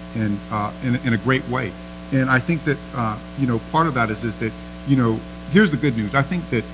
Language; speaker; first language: English; native; English